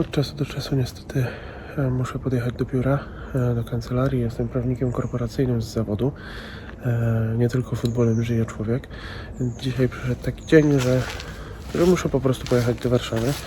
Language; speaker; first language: Polish; native; Polish